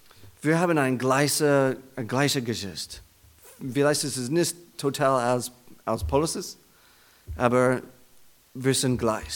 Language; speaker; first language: German; non-native, learner; English